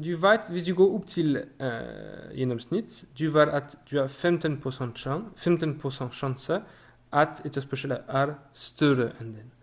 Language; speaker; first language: Norwegian; non-native, fluent; French